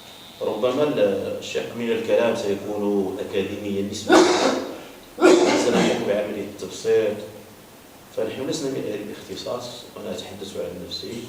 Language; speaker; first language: Arabic; native; Arabic